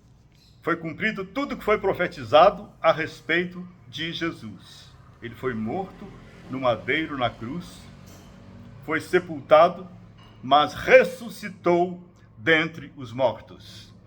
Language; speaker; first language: Portuguese; native; Portuguese